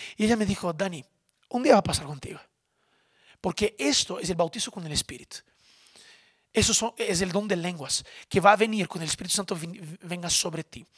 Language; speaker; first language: Spanish; non-native, fluent; Portuguese